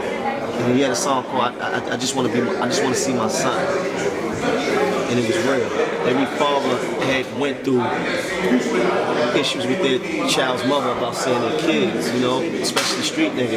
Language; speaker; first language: English; native; English